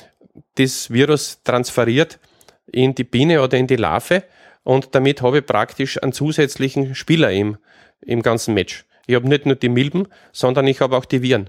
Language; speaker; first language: German; native; German